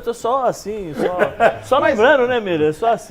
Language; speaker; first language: Portuguese; native; Portuguese